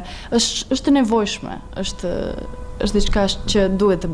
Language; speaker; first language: Albanian; non-native, learner; Serbian